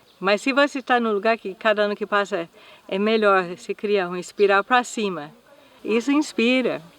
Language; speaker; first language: Portuguese; non-native, fluent; English